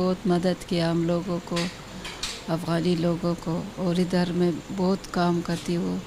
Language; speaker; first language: Hindi; non-native, learner; Persian